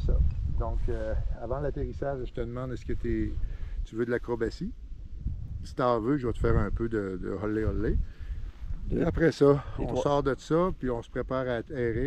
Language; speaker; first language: French; native; French